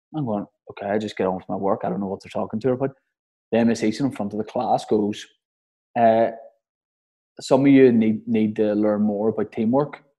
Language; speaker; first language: English; native; English